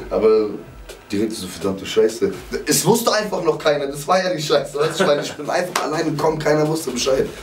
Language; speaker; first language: German; native; German